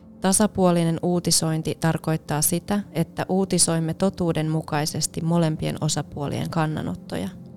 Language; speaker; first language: Finnish; native; Finnish